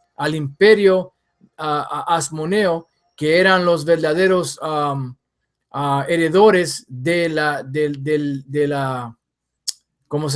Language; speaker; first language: Spanish; early bilingual, heritage; English